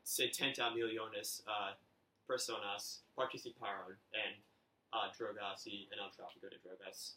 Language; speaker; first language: Spanish; non-native, learner; English